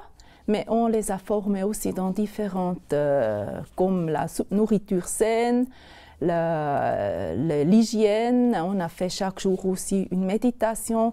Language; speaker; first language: French; non-native, local second language; German